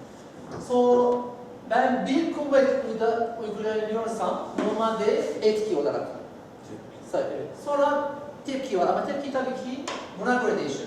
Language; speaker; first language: Turkish; non-native, learner; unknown